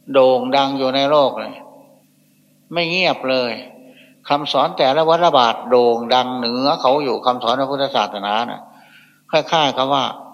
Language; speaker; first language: Thai; non-native, local second language; Northeastern Thai